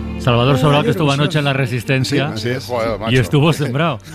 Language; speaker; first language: Spanish; native; Spanish